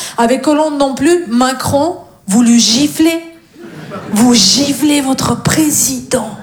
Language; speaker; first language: French; non-native, fluent; Russian